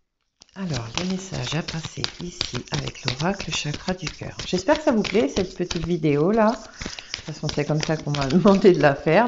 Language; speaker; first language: French; native; French